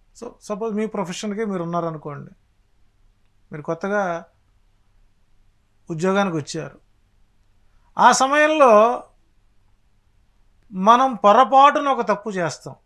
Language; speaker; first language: Telugu; native; Telugu